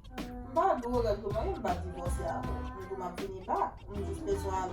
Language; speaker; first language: French; non-native, local second language; Haitian Creole